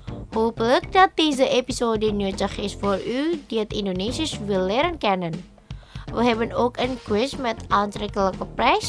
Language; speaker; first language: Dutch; non-native, fluent; Indonesian